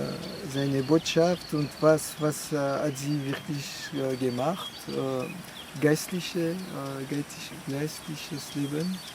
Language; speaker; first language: German; non-native, fluent; French